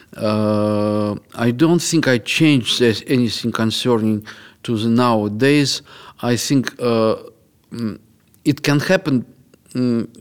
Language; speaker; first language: English; non-native, fluent; Russian